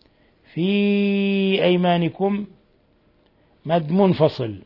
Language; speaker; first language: Arabic; native; Arabic